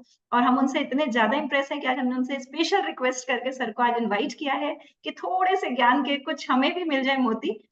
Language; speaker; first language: Hindi; native; Hindi